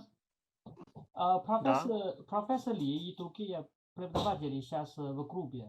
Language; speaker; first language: Russian; non-native, learner; Chinese